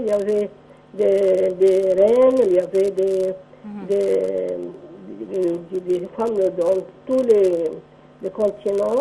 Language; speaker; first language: French; non-native, local second language; Arabic